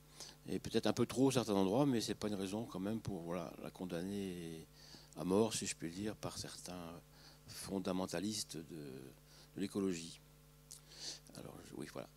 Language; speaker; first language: French; native; French